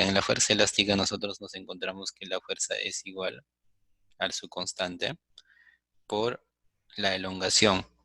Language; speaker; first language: Spanish; native; Spanish